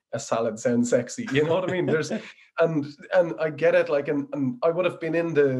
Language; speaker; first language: English; native; English